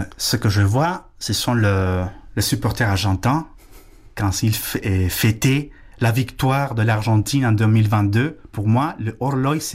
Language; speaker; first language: French; non-native, fluent; Spanish